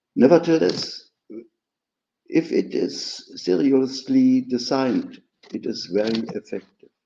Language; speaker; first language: English; non-native, fluent; German